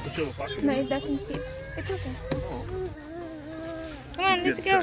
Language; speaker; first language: English; non-native, local second language; Filipino